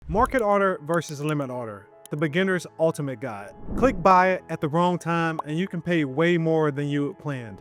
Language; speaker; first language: English; native; English